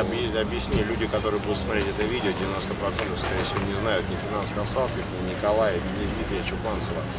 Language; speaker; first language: Russian; native; Russian